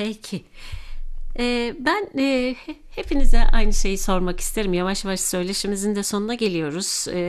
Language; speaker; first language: Turkish; native; Turkish